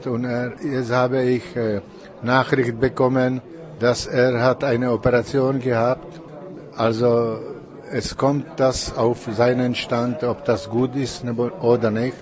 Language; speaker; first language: German; non-native, learner; Czech